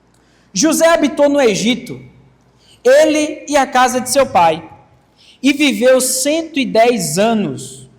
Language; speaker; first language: Portuguese; native; Portuguese